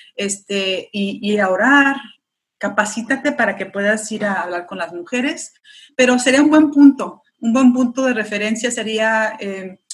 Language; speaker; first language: Spanish; early bilingual, heritage; Spanish